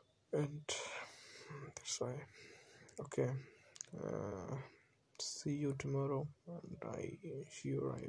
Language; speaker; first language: English; non-native, learner; Bangla